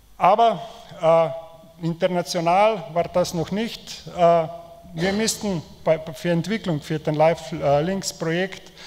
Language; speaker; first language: German; non-native, fluent; Slovenian